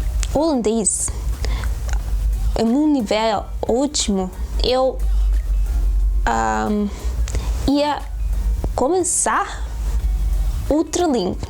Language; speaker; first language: Portuguese; non-native, learner; Spanish